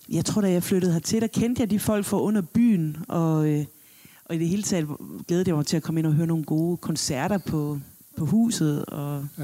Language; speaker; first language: Danish; native; Danish